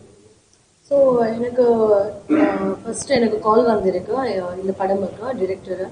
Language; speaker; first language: Tamil; non-native, learner; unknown